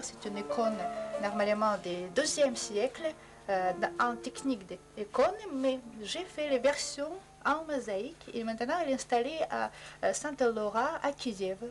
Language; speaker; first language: French; non-native, fluent; Russian